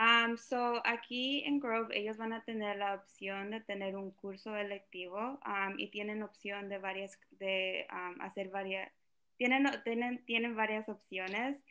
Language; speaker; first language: Spanish; early bilingual, other home language; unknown